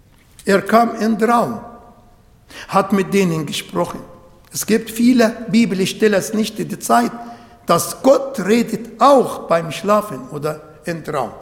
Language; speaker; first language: German; non-native, fluent; Arabic